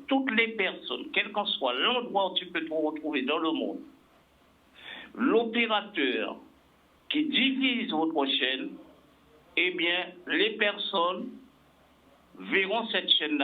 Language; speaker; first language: French; native; French